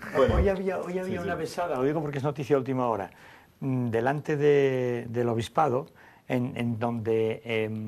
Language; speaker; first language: Spanish; native; Spanish